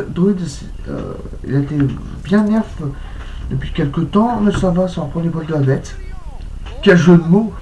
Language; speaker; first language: French; native; French